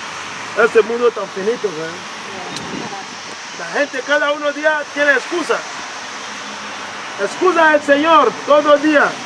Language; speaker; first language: Spanish; non-native, learner; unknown